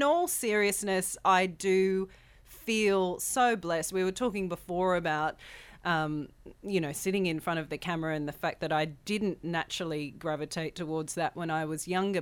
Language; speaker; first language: English; native; English